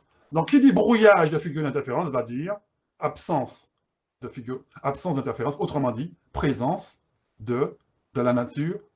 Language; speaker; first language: French; native; French